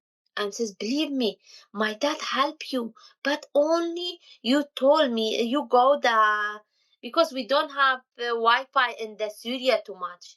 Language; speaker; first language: English; non-native, learner; Kurdish